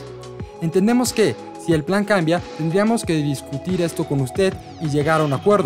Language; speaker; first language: Spanish; native; Spanish